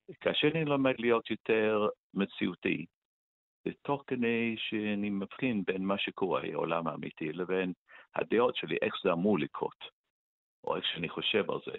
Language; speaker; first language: Hebrew; non-native, fluent; English